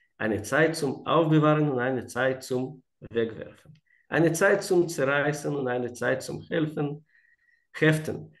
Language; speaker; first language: German; non-native, fluent; Russian